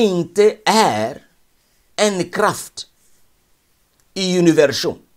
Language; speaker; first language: Swedish; non-native, fluent; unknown